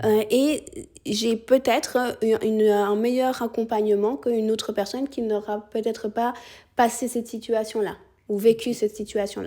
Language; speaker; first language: French; early bilingual, other home language; Spanish